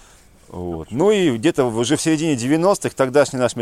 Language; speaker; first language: Russian; native; Russian